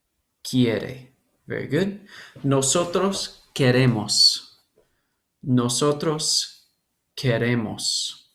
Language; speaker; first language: Spanish; non-native, fluent; English